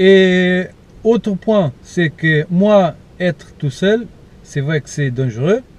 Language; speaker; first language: French; non-native, fluent; Portuguese